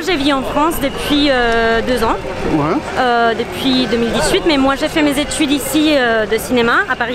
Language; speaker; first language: French; non-native, fluent; Spanish